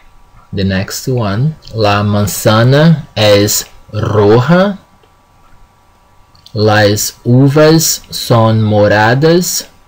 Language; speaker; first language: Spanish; non-native, fluent; Portuguese